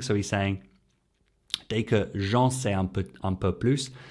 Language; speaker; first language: French; non-native, fluent; English